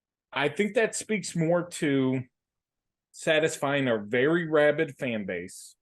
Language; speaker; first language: English; native; English